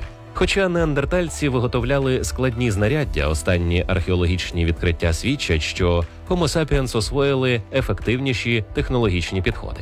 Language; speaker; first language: Ukrainian; native; Ukrainian